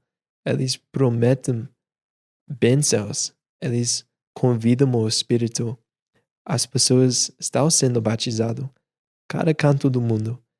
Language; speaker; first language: Portuguese; non-native, fluent; English